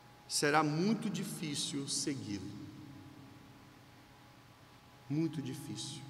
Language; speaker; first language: Portuguese; native; Portuguese